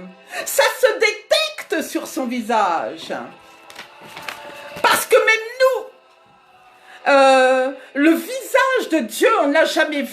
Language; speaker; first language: French; native; French